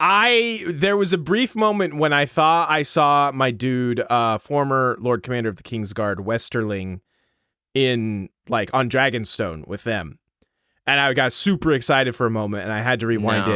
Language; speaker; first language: English; native; English